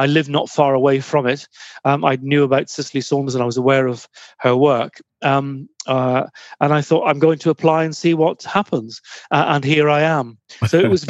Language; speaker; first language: English; native; English